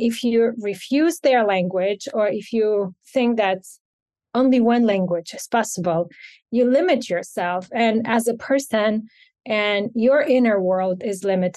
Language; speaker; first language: English; non-native, fluent; Ukrainian